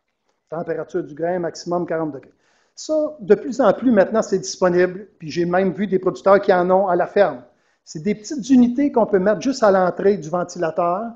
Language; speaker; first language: French; native; French